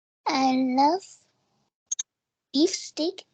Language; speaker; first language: English; non-native, learner; Vietnamese